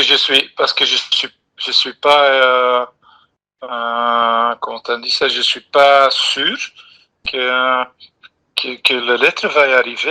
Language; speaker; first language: French; non-native, local second language; Dutch